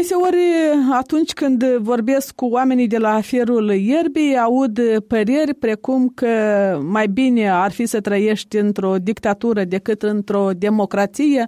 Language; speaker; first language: Romanian; native; Romanian